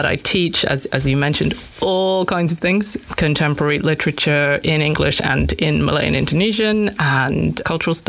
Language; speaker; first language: English; native; English